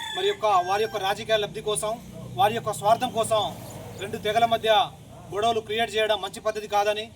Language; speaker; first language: Telugu; non-native, local second language; Lambadi